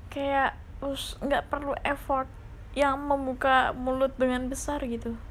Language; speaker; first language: Indonesian; native; Indonesian